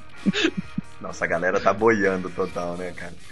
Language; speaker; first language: Portuguese; native; Portuguese